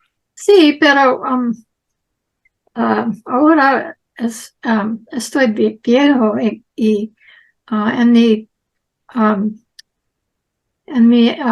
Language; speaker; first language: Spanish; non-native, learner; English